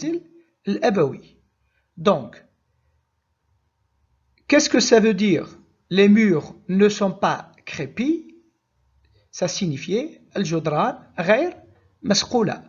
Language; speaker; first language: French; non-native, local second language; Arabic